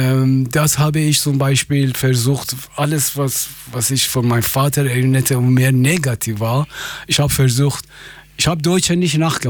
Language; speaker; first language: German; non-native, fluent; Persian